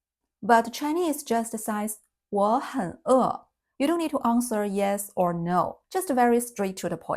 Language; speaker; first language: English; non-native, fluent; Chinese